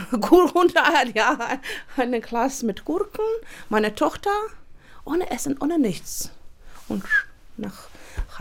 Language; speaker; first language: German; non-native, learner; Russian